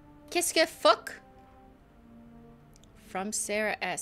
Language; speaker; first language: French; non-native, learner; English